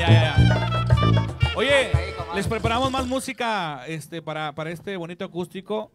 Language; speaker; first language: Spanish; native; Spanish